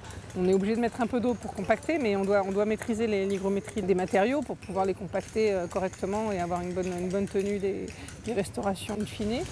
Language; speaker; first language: French; native; French